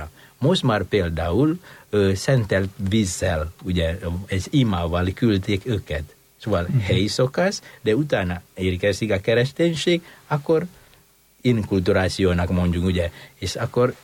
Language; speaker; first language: Hungarian; non-native, fluent; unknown